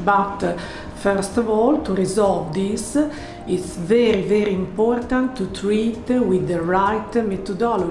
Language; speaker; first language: English; non-native, learner; Italian